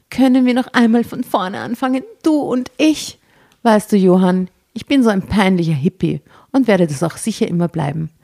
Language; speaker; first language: German; native; German